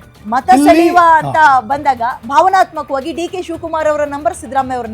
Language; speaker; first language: Kannada; native; Kannada